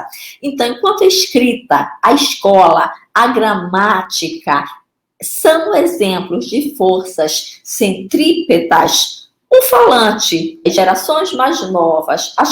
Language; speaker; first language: Portuguese; native; Portuguese